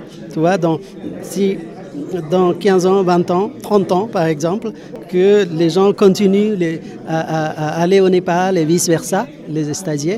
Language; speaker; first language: French; non-native, fluent; Nepali